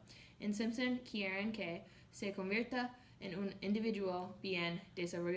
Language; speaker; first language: Spanish; non-native, learner; English